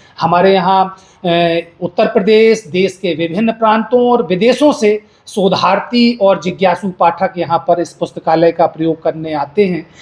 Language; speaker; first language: Hindi; native; Hindi